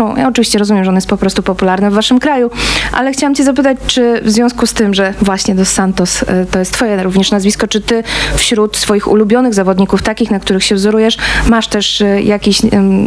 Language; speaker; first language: Polish; native; Polish